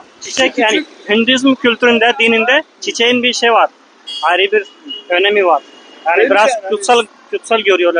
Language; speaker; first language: Turkish; non-native, fluent; Hindi